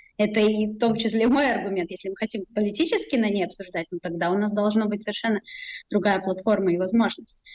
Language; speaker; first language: Russian; native; Russian